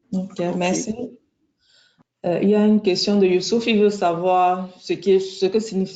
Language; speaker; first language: French; native; French